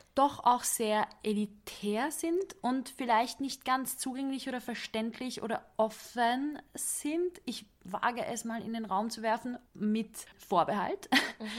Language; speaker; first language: German; non-native, fluent; Hungarian